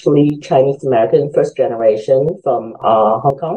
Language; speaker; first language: English; early bilingual, other home language; Cantonese